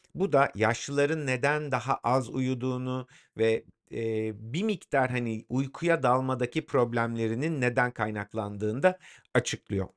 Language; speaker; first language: Turkish; native; Turkish